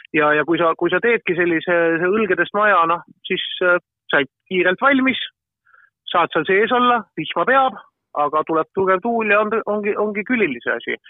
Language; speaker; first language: Estonian; native; Estonian